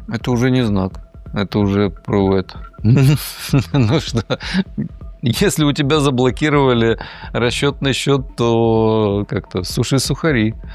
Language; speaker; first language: Russian; native; Russian